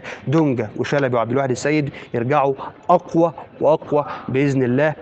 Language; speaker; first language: Arabic; native; Arabic